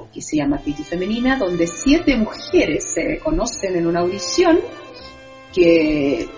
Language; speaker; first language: Spanish; early bilingual, other home language; Portuguese